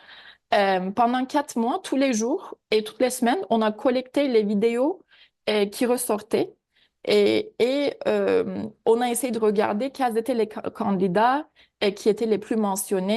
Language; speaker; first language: French; native; French